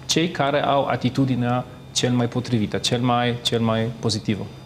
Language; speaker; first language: Romanian; non-native, fluent; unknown